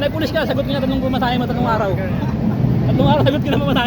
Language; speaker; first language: Filipino; native; Filipino